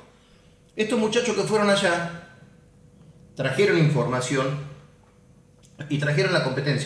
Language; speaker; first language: Spanish; native; Spanish